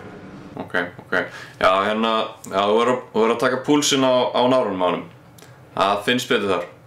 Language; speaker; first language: Icelandic; native; Icelandic